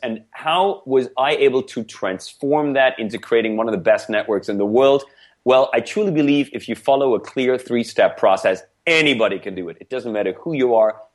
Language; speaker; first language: English; non-native, fluent; German